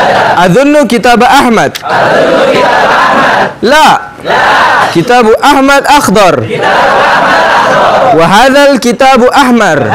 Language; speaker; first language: Arabic; non-native, learner; Indonesian